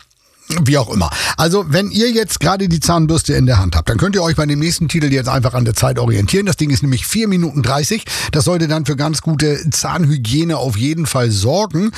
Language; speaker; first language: German; native; German